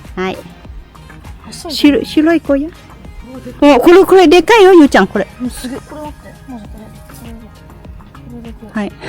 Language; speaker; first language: Japanese; non-native, learner; Thai